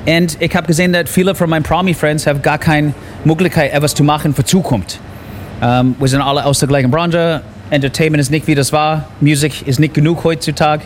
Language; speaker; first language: German; non-native, fluent; English